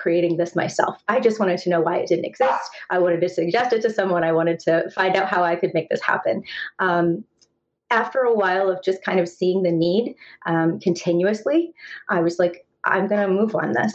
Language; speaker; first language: English; native; English